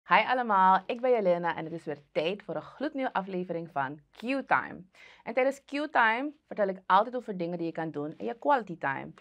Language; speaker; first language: Dutch; native; Dutch